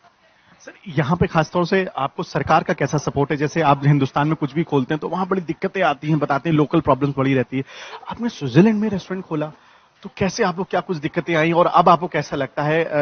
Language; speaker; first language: Hindi; native; Hindi